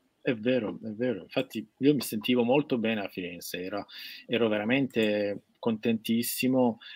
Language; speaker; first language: Italian; non-native, fluent; Persian